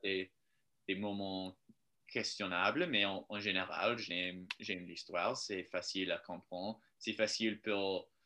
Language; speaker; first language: French; non-native, learner; English